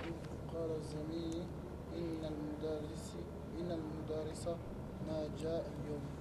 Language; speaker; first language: Arabic; non-native, learner; French